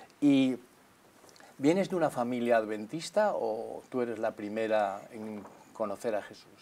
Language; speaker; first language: Spanish; native; Spanish